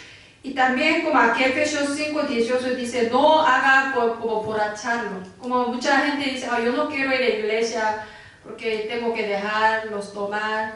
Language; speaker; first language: Spanish; non-native, learner; Korean